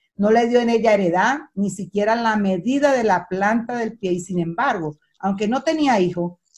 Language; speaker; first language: Spanish; native; Spanish